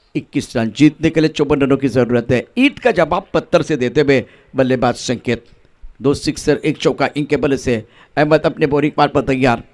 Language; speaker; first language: Hindi; non-native, local second language; Marathi